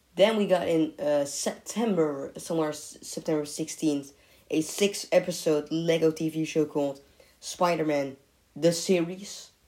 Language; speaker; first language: English; non-native, fluent; Dutch